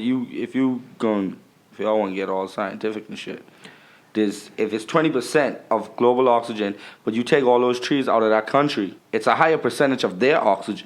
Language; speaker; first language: English; native; English